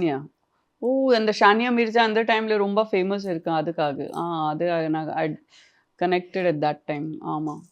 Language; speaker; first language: Tamil; non-native, local second language; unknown